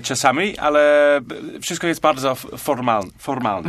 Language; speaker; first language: Polish; non-native, learner; English